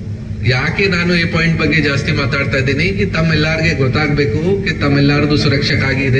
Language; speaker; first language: Kannada; non-native, local second language; Hindi